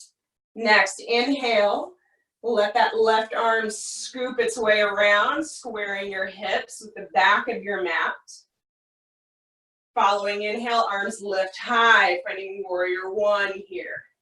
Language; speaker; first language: English; native; English